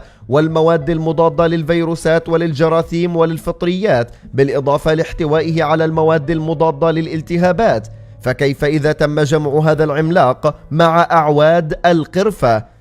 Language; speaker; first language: Arabic; native; Arabic